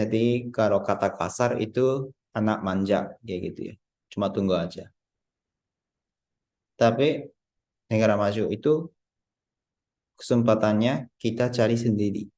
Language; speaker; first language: Indonesian; non-native, fluent; Japanese